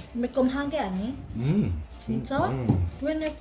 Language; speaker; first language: Korean; non-native, learner; Filipino